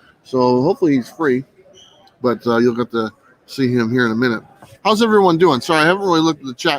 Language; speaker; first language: English; native; English